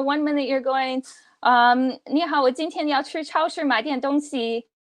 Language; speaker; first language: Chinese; non-native, fluent; English